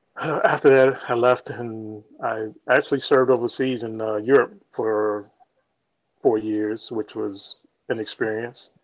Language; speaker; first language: English; native; English